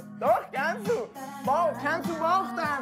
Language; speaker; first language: German; non-native, learner; Persian